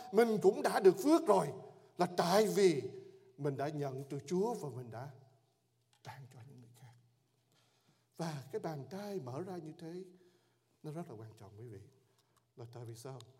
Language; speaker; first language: Vietnamese; early bilingual, heritage; Vietnamese